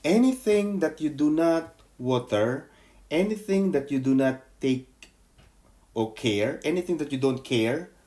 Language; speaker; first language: English; non-native, local second language; Filipino